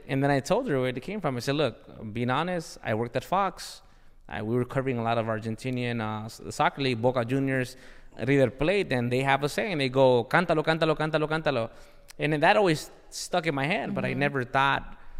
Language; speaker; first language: English; early bilingual, other home language; Spanish